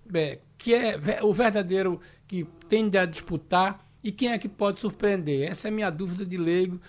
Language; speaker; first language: Portuguese; native; Portuguese